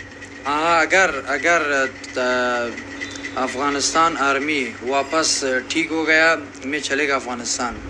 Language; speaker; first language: Hindi; non-native, learner; Persian